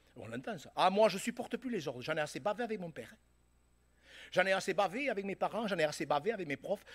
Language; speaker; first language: French; native; French